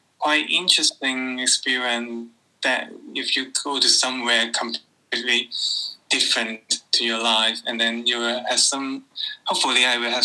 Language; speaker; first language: English; non-native, local second language; Cantonese